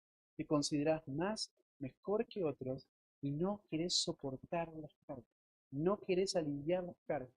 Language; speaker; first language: Spanish; native; Spanish